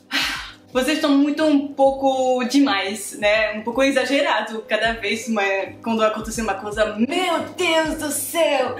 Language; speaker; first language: Portuguese; non-native, fluent; French